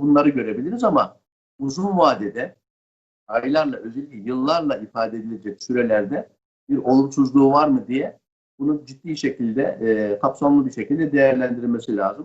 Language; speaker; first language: Turkish; native; Turkish